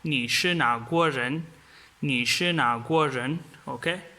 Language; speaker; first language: Chinese; non-native, fluent; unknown